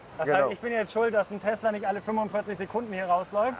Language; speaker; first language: German; native; German